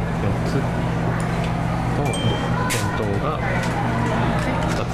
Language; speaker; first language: Japanese; native; Japanese